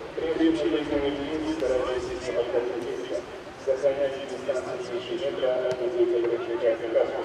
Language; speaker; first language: Russian; native; Russian